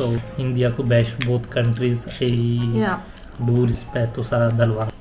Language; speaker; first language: Filipino; non-native, learner; Punjabi